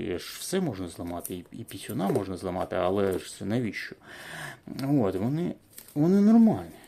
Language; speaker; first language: Ukrainian; non-native, local second language; Russian